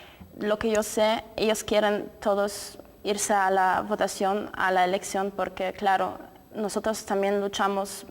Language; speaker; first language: Spanish; non-native, fluent; Polish